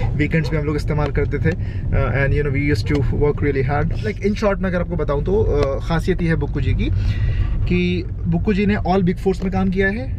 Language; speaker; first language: Hindi; native; Hindi